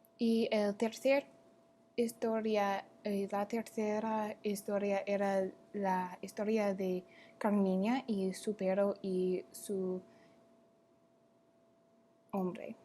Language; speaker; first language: Spanish; non-native, learner; English